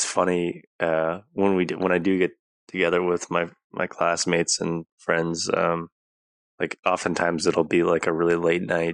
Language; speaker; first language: English; native; English